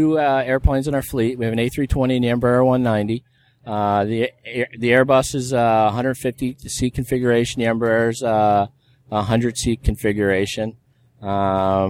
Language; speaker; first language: English; native; English